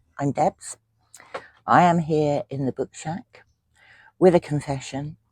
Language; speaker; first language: English; native; English